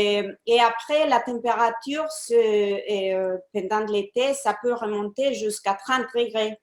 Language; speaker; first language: French; non-native, fluent; Spanish